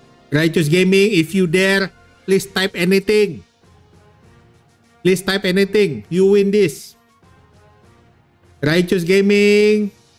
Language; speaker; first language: English; non-native, learner; Indonesian